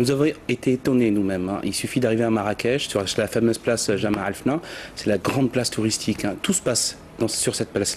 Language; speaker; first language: French; native; French